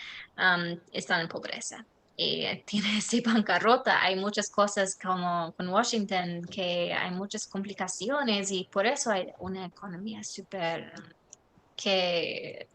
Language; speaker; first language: Spanish; non-native, learner; English